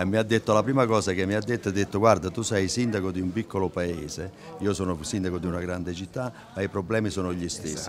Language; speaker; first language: Italian; native; Italian